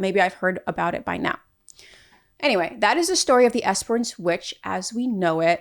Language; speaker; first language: English; native; English